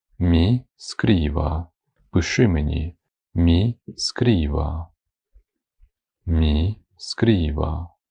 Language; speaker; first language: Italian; non-native, fluent; Ukrainian